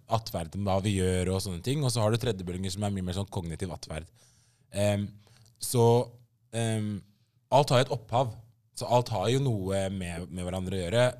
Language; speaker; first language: Norwegian; early bilingual, other home language; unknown